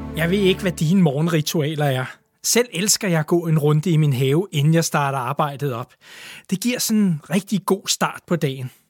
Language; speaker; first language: Danish; native; Danish